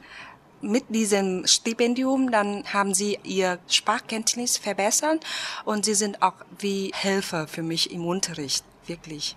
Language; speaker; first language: German; non-native, fluent; Vietnamese